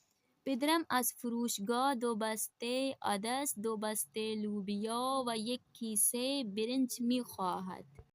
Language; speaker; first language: Persian; non-native, fluent; Urdu